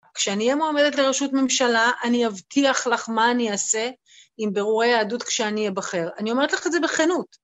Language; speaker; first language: Hebrew; early bilingual, other home language; Russian